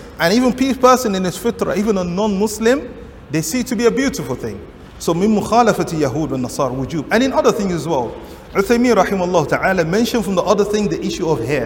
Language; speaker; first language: English; native; English